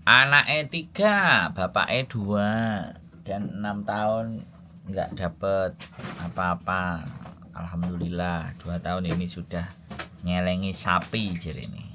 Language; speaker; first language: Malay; non-native, local second language; Javanese